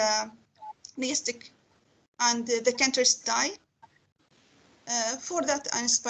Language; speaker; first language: English; non-native, learner; Arabic